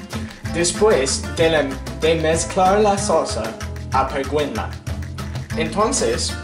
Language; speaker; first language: Spanish; non-native, learner; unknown